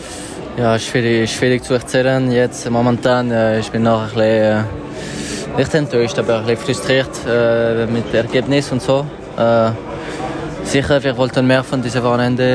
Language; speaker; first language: German; non-native, learner; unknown